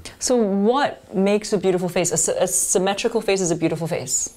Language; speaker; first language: English; early bilingual, other home language; Chinese